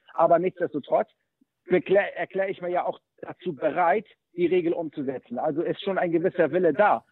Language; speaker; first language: German; native; German